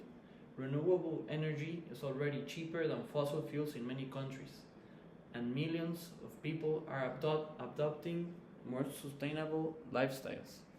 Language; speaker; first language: English; non-native, fluent; Spanish